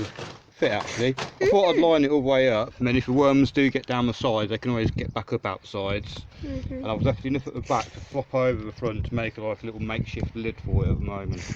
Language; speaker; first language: English; native; English